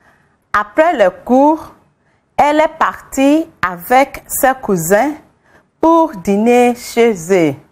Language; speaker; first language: French; non-native, fluent; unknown